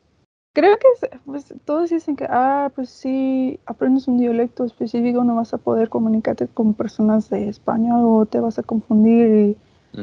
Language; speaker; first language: Spanish; non-native, fluent; English